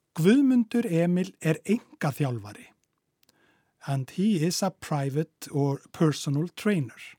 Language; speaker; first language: English; non-native, fluent; Icelandic